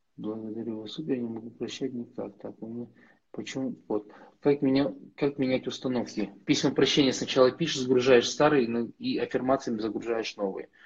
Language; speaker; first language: Russian; native; Russian